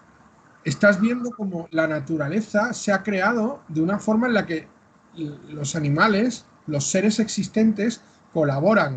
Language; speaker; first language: Spanish; native; Spanish